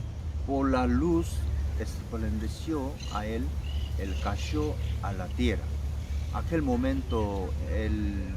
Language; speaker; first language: Spanish; non-native, learner; Korean